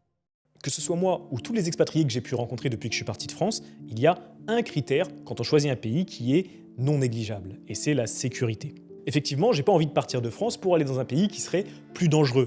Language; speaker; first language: French; native; French